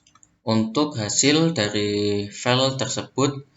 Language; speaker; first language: Indonesian; native; Indonesian